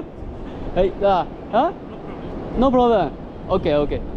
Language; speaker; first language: English; non-native, learner; Chinese